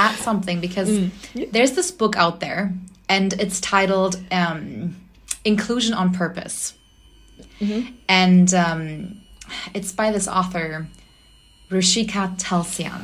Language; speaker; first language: English; non-native, fluent; German